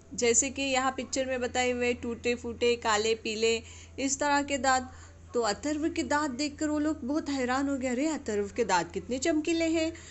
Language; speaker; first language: Hindi; non-native, local second language; Urdu